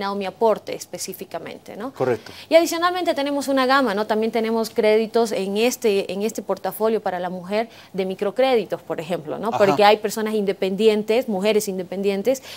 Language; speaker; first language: Spanish; native; Spanish